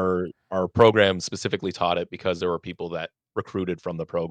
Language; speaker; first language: English; native; English